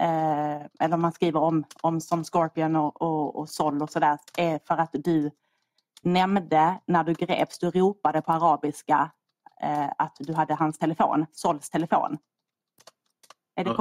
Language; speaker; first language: Swedish; native; Swedish